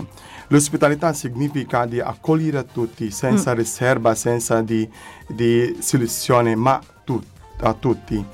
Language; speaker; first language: Italian; non-native, learner; Filipino